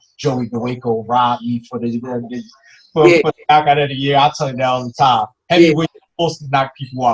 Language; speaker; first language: English; native; English